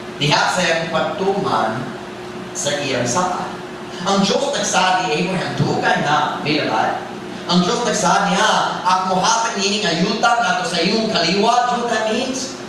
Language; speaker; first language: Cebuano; non-native, fluent; English